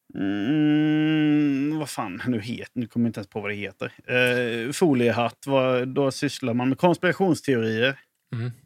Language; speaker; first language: Swedish; native; Swedish